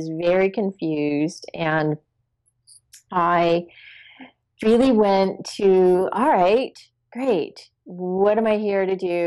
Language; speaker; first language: English; native; English